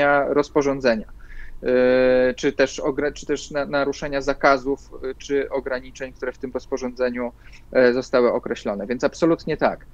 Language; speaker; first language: Polish; native; Polish